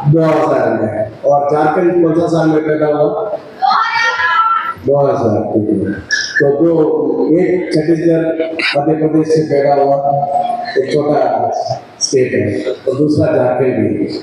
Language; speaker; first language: Hindi; non-native, local second language; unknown